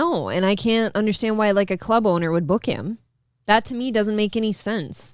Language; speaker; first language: English; native; English